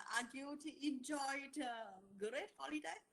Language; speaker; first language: English; non-native, learner; Vietnamese